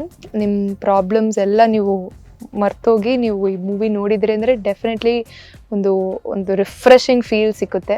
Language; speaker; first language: Kannada; early bilingual, heritage; Kannada